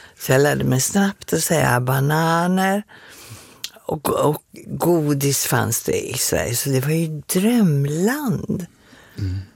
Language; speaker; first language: Swedish; native; Swedish